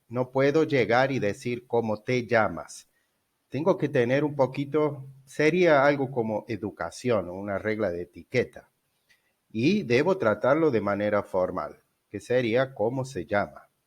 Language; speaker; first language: Spanish; non-native, fluent; Portuguese